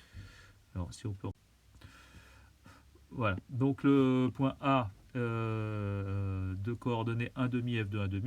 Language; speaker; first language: French; native; French